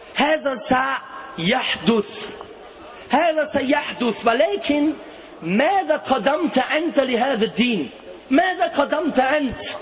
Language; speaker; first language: Arabic; non-native, fluent; German